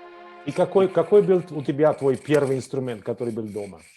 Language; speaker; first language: Russian; non-native, fluent; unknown